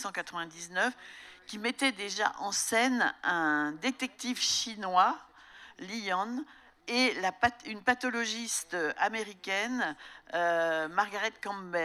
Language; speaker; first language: French; native; French